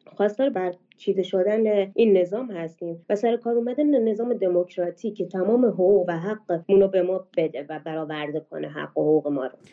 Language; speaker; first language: Persian; non-native, local second language; Baluchi